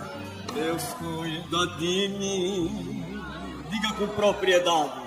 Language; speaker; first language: Portuguese; native; Portuguese